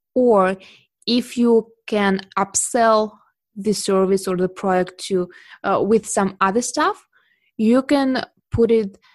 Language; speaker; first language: English; non-native, fluent; Russian